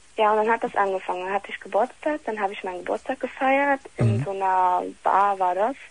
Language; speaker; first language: German; early bilingual, other home language; Italian